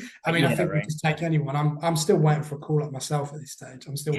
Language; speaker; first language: English; native; English